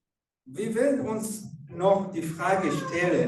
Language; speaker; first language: German; non-native, fluent; Rundi